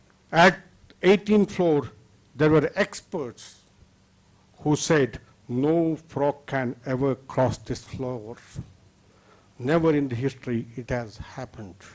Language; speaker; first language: English; non-native, local second language; Kannada